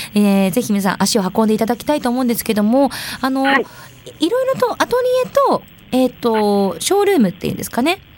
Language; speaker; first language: Japanese; native; Japanese